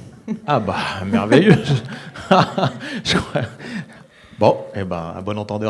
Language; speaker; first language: French; native; French